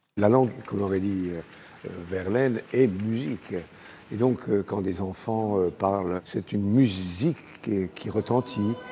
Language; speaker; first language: French; native; French